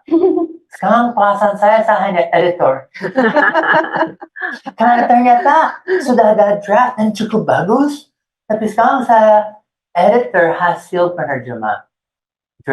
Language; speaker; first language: Indonesian; non-native, fluent; English